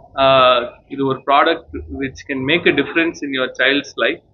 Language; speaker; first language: English; non-native, local second language; Tamil